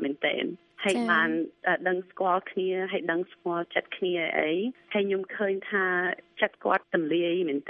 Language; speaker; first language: Khmer; early bilingual, heritage; Khmer